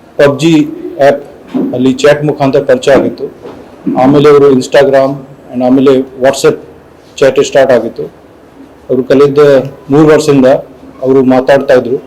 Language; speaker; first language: Kannada; non-native, local second language; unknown